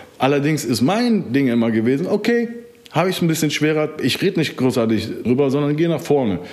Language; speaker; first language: German; early bilingual, other home language; Turkish